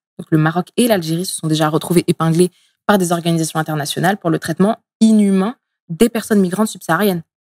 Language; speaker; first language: French; early bilingual, other home language; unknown